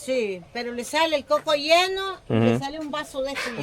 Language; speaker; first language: Spanish; native; Spanish